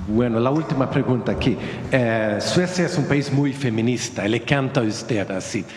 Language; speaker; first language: Spanish; non-native, learner; Swedish